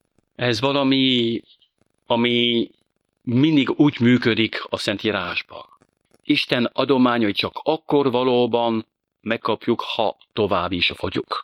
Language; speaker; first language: Hungarian; non-native, fluent; French